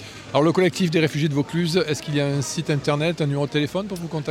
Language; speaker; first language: French; native; French